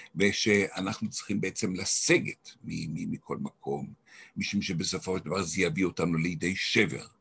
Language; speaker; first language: Hebrew; non-native, local second language; German